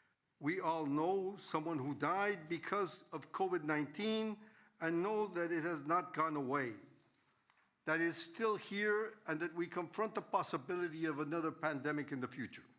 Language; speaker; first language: English; non-native, fluent; Spanish